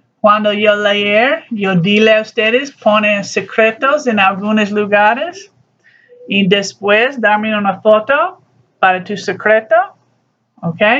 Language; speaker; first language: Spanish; non-native, learner; English